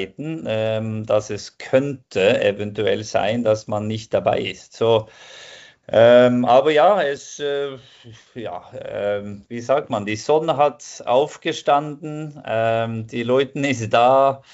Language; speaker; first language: German; non-native, fluent; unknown